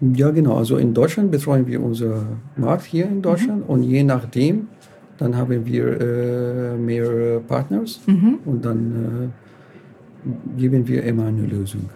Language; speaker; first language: German; non-native, learner; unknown